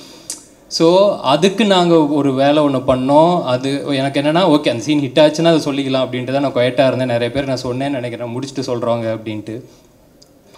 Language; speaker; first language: Tamil; native; Tamil